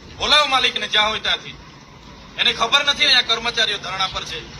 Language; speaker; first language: Gujarati; non-native, local second language; Vasavi